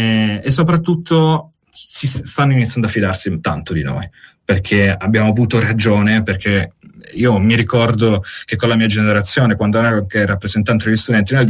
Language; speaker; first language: Italian; native; Italian